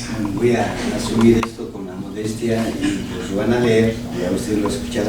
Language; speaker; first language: Spanish; native; Spanish